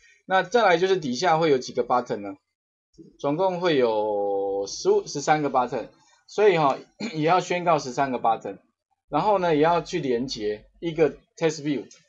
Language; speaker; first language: Chinese; native; Chinese